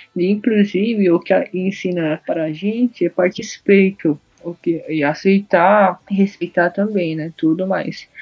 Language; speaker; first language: Portuguese; early bilingual, other home language; Japanese